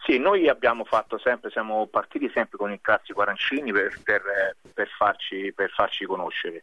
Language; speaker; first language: Italian; native; Italian